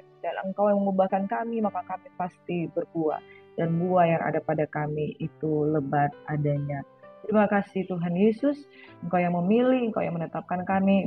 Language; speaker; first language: Indonesian; native; Indonesian